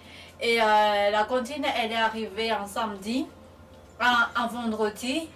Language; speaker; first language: French; non-native, local second language; Malagasy